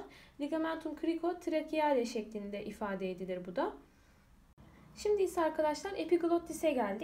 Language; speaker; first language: Turkish; native; Turkish